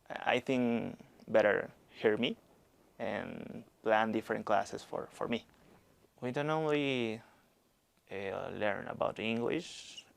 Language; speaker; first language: English; non-native, learner; Spanish